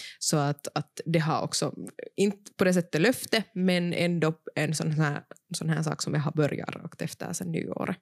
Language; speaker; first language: Swedish; native; Swedish